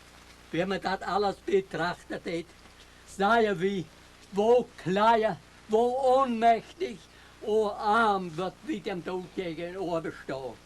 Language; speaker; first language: German; early bilingual, heritage; German